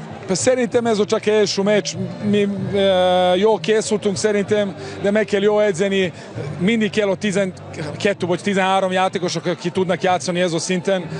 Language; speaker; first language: Hungarian; non-native, learner; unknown